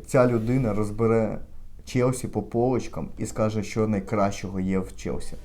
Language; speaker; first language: Ukrainian; non-native, local second language; Russian